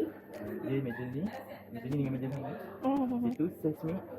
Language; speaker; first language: Malay; native; Malay